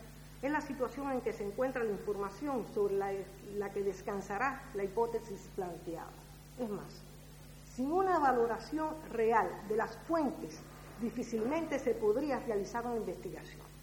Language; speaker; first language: Spanish; native; Spanish